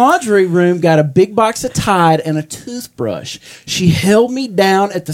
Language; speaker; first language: English; native; English